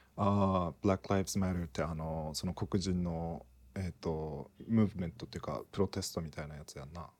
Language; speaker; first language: Japanese; native; Japanese